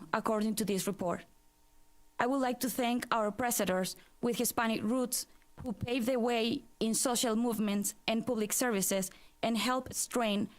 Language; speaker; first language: English; non-native, fluent; Spanish